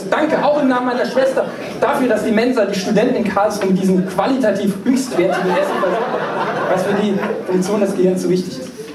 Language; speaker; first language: German; native; German